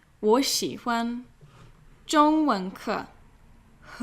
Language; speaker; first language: Chinese; non-native, fluent; English